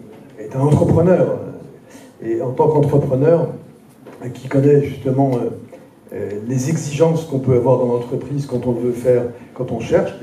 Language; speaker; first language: French; native; French